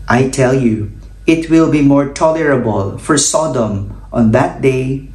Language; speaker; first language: English; non-native, local second language; Filipino